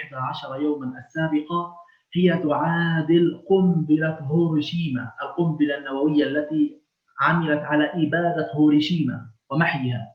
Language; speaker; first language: Arabic; native; Arabic